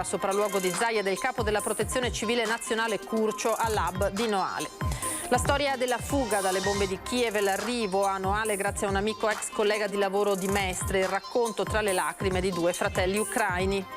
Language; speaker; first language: Italian; native; Italian